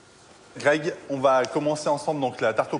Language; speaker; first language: French; native; French